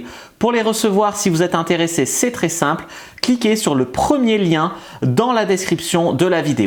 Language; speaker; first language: French; native; French